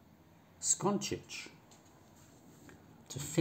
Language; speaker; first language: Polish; non-native, learner; English